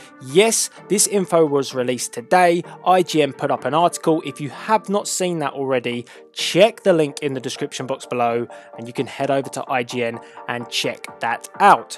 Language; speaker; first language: English; native; English